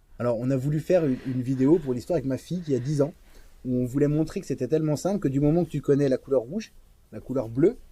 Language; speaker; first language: French; native; French